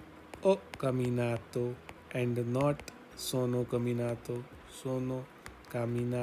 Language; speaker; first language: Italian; non-native, fluent; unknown